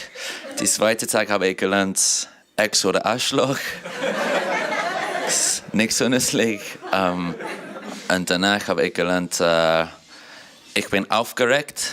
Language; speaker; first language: German; non-native, learner; English